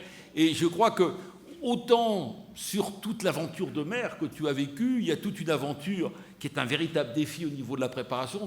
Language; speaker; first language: French; native; French